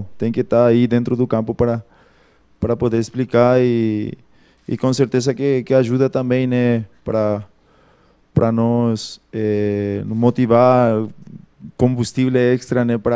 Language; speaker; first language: Portuguese; non-native, fluent; Spanish